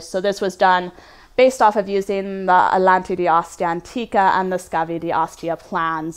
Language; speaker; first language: English; native; English